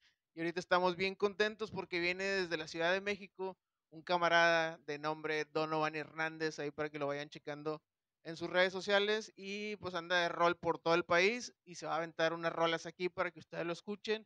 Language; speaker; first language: Spanish; native; Spanish